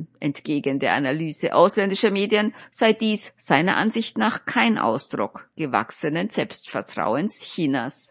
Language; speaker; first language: German; native; German